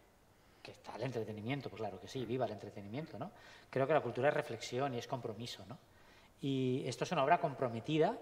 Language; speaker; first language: Spanish; native; Spanish